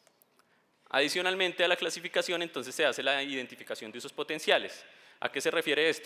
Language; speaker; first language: Spanish; native; Spanish